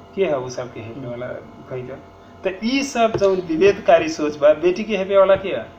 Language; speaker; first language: Bhojpuri; non-native, local second language; Nepali